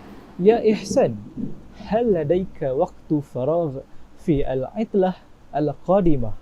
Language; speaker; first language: Arabic; non-native, learner; Malay